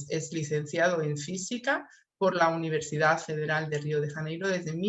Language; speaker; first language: Spanish; native; Spanish